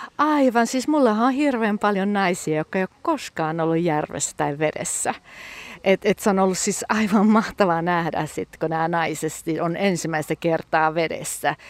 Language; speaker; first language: Finnish; early bilingual, heritage; Finnish